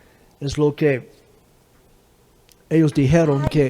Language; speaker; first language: Spanish; non-native, fluent; English